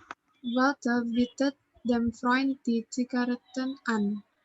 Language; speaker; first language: German; non-native, learner; Indonesian